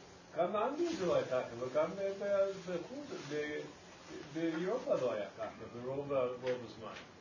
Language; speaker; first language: Hebrew; non-native, learner; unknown